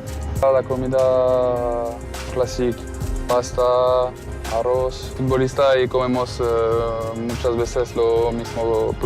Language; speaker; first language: Spanish; non-native, fluent; French